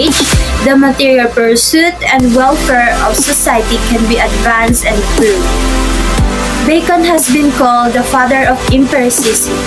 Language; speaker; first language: English; non-native, local second language; Filipino